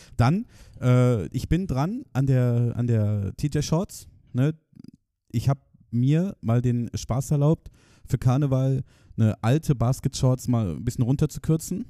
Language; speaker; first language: German; native; German